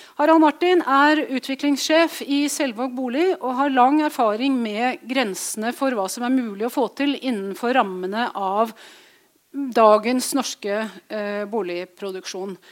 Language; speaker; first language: Norwegian; native; Norwegian